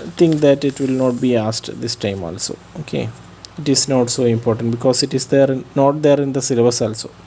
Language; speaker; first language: English; non-native, local second language; Malayalam